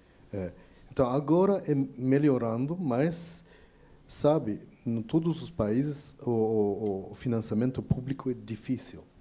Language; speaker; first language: Portuguese; non-native, fluent; French